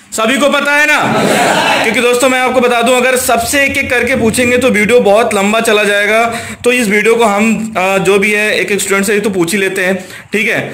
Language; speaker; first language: Hindi; native; Hindi